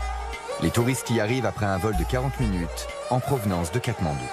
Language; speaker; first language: French; native; French